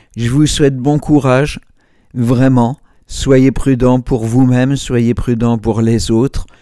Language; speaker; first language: French; native; French